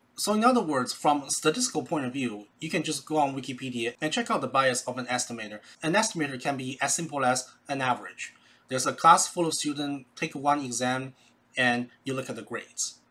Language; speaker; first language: English; non-native, fluent; Chinese